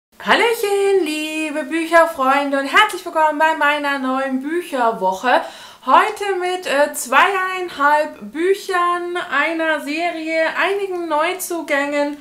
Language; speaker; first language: German; native; German